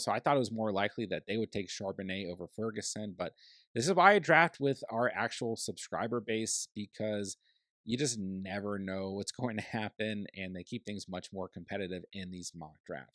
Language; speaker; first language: English; native; English